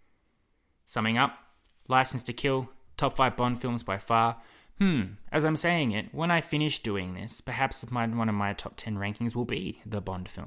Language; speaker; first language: English; native; English